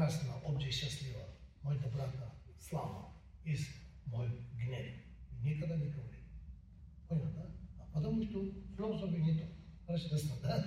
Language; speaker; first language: Russian; non-native, learner; Tibetan